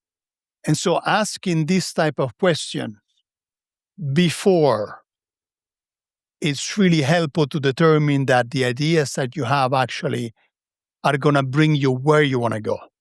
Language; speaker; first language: English; non-native, fluent; Italian